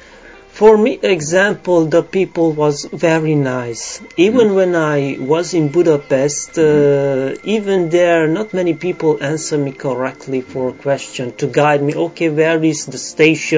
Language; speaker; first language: English; non-native, learner; Romanian